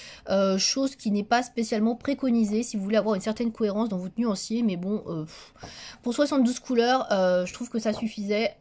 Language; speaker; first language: French; native; French